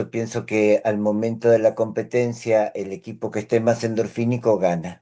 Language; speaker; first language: Spanish; native; Spanish